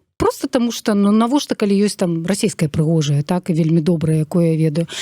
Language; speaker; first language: Belarusian; non-native, local second language; Russian